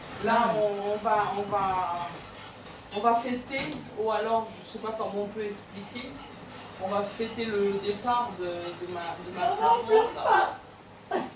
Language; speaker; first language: French; non-native, fluent; Portuguese